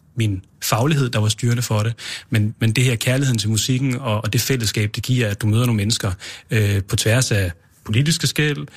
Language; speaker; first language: Danish; native; Danish